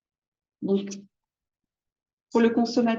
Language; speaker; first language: French; native; French